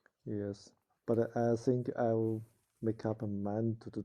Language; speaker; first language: English; non-native, learner; Chinese